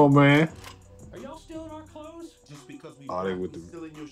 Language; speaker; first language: English; native; English